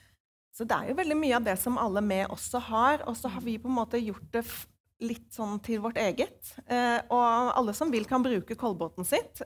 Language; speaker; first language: Norwegian; native; Norwegian